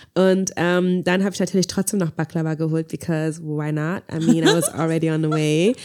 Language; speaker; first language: German; early bilingual, heritage; German